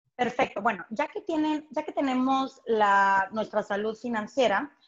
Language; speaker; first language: Spanish; native; Spanish